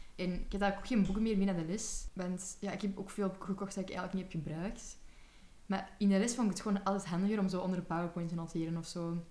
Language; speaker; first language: Dutch; native; Dutch